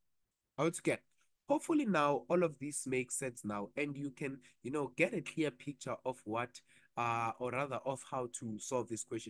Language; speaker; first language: English; non-native, local second language; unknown